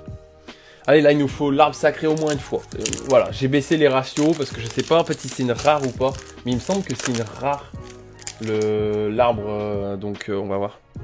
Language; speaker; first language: French; native; French